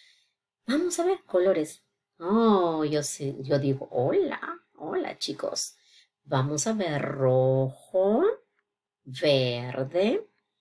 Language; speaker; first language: Spanish; non-native, fluent; English